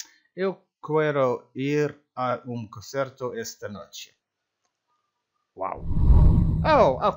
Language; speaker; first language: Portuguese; non-native, learner; Dutch